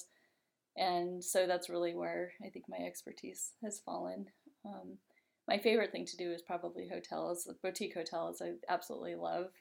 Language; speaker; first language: English; native; English